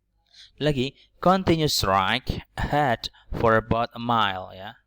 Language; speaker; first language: English; non-native, learner; Indonesian